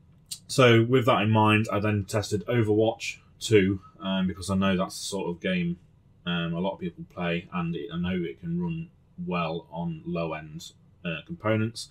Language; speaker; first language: English; native; English